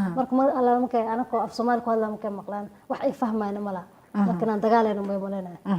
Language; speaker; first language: Somali; early bilingual, heritage; Somali